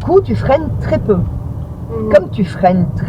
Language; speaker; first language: French; native; French